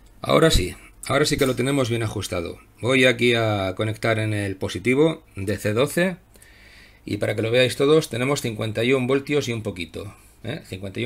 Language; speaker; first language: Spanish; native; Spanish